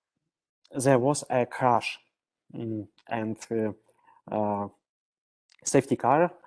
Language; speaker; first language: English; non-native, learner; Russian